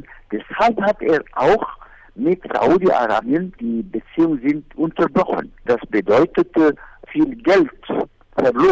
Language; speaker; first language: German; non-native, fluent; Arabic